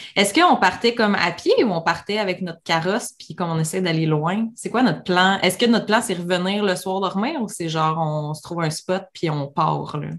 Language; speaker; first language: French; native; French